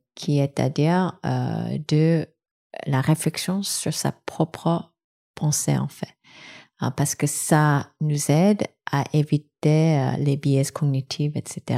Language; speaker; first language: French; non-native, fluent; English